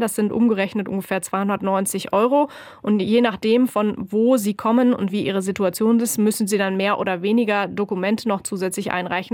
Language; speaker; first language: German; native; German